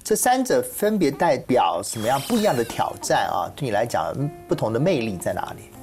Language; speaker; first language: Chinese; native; Chinese